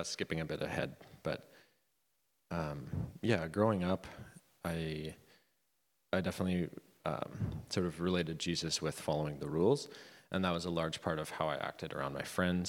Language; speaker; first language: English; native; English